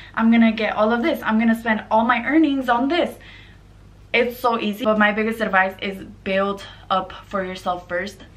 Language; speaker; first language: English; native; English